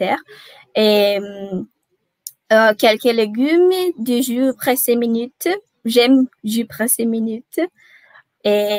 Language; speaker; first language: French; non-native, learner; Portuguese